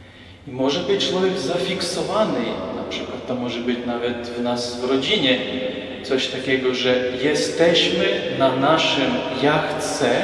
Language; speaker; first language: Polish; non-native, local second language; Ukrainian